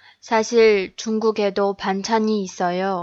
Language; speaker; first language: Korean; non-native, fluent; Chinese